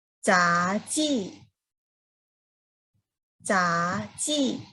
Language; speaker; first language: Chinese; non-native, fluent; Thai